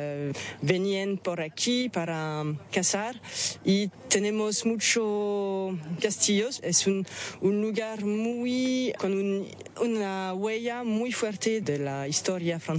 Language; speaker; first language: Spanish; non-native, fluent; French